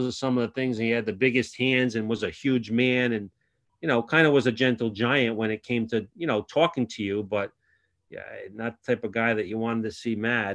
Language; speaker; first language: English; native; English